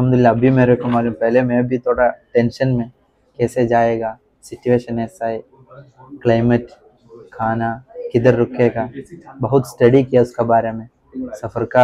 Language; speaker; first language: Hindi; non-native, local second language; Malayalam